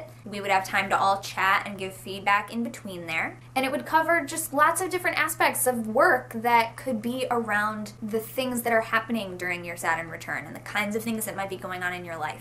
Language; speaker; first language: English; native; English